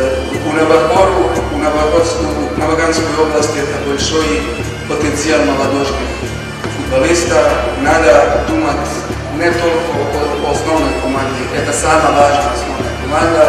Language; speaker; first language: Russian; non-native, learner; Serbian